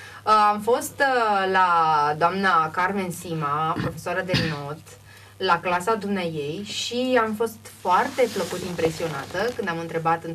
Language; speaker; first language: Romanian; native; Romanian